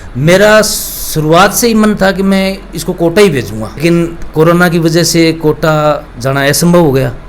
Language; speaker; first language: Hindi; native; Hindi